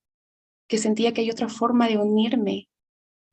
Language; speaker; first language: Spanish; native; Spanish